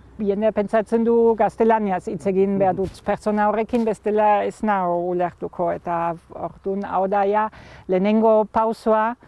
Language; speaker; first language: Basque; non-native, fluent; German